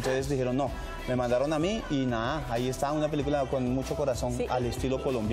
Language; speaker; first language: Spanish; native; Spanish